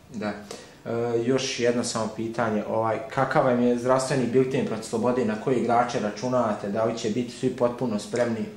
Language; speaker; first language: Croatian; native; Croatian